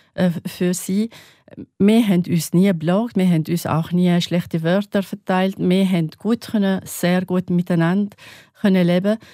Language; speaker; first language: German; non-native, learner; Arabic